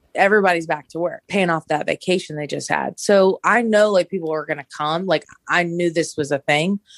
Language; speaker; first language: English; native; English